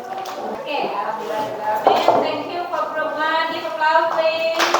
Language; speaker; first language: English; non-native, fluent; Indonesian